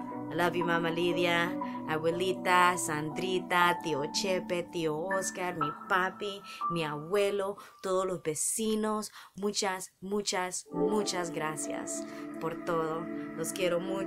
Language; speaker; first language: Spanish; early bilingual, heritage; Spanish